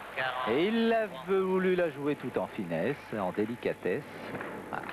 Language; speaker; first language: French; native; French